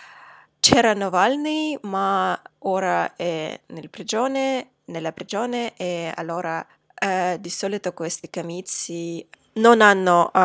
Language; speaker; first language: Italian; non-native, fluent; Russian